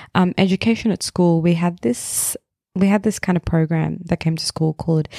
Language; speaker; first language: English; early bilingual, other home language; Hindi